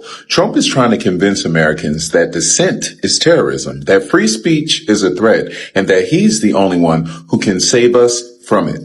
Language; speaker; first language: English; native; English